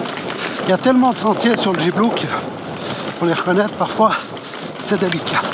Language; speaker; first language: French; native; French